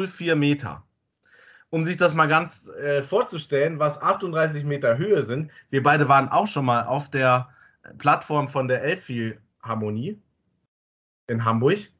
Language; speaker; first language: German; native; German